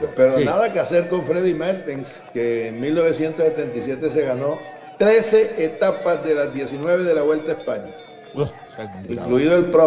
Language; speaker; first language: Spanish; native; Spanish